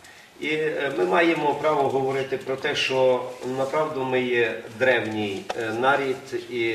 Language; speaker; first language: Ukrainian; native; Ukrainian